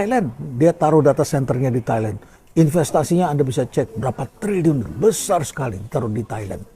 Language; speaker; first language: Indonesian; native; Indonesian